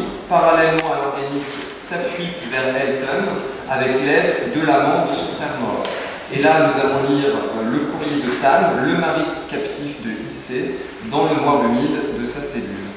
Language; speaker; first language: French; native; French